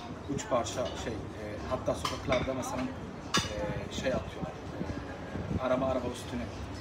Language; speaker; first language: Turkish; non-native, learner; Arabic